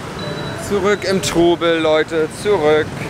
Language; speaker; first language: German; native; German